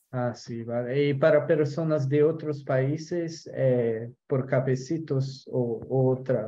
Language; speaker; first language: Spanish; non-native, local second language; Portuguese